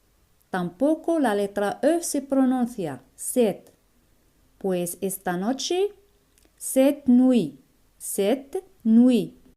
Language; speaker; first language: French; non-native, fluent; Spanish